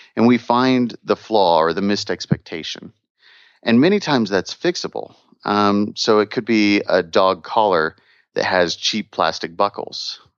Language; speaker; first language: English; native; English